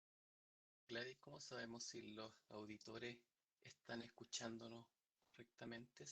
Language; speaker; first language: Spanish; native; Spanish